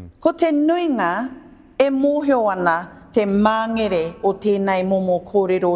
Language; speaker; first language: Māori; non-native, local second language; English